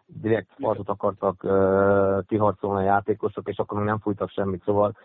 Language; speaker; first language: Hungarian; native; Hungarian